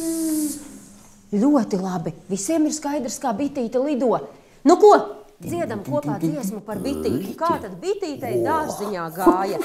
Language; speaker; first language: Latvian; native; Latvian